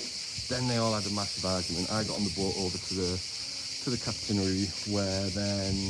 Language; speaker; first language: English; native; English